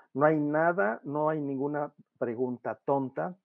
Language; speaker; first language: Spanish; native; Spanish